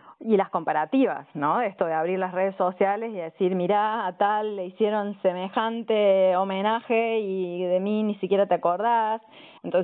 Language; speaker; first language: Spanish; native; Spanish